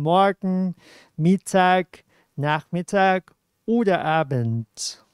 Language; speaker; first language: German; non-native, fluent; Cantonese